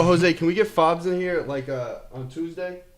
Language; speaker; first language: English; native; English